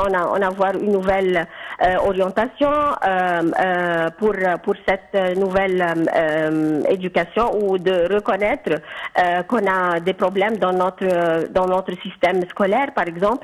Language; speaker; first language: French; non-native, fluent; Arabic